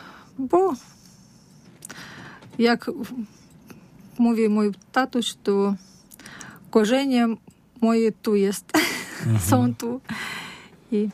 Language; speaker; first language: Polish; non-native, learner; Russian